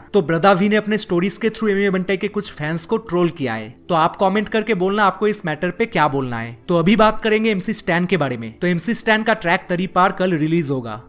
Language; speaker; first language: Hindi; non-native, local second language; Bangla